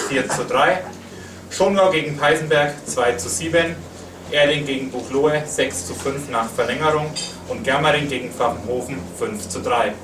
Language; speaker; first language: German; native; German